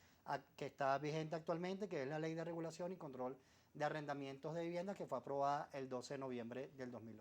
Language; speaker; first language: Spanish; native; Spanish